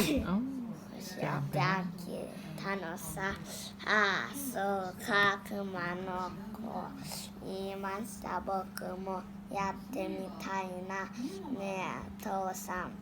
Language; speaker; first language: Japanese; non-native, learner; Thai